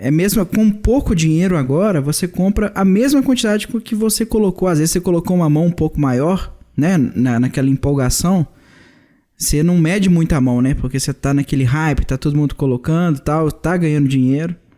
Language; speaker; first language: Portuguese; native; Portuguese